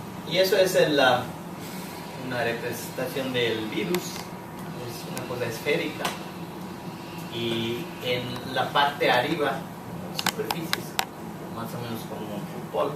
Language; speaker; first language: Spanish; non-native, fluent; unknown